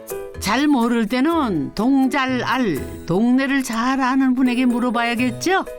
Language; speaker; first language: Korean; native; Korean